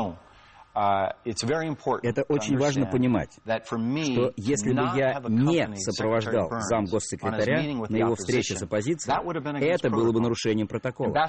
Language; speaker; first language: Russian; non-native, fluent; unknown